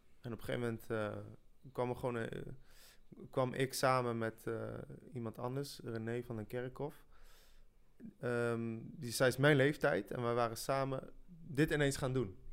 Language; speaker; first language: Dutch; early bilingual, other home language; French